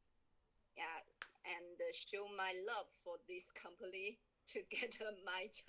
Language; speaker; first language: English; non-native, learner; Chinese